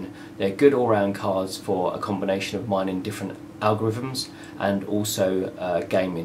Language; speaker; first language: English; native; English